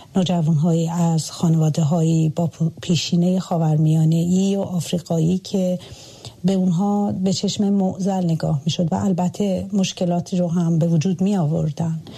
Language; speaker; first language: Persian; native; Persian